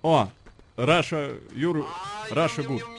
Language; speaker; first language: English; non-native, learner; Russian